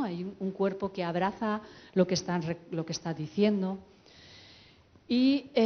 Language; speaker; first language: Spanish; native; Spanish